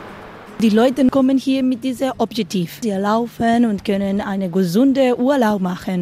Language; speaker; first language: German; non-native, learner; Spanish